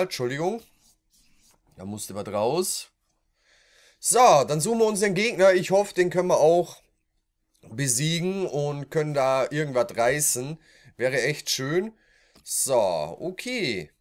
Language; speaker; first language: German; native; German